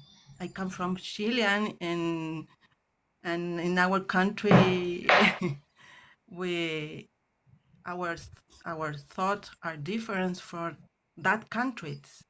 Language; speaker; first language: English; non-native, learner; Spanish